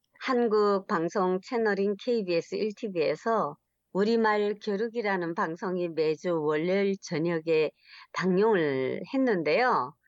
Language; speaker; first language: Korean; native; Korean